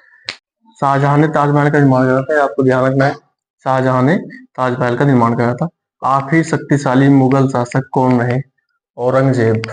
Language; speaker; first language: Hindi; native; Hindi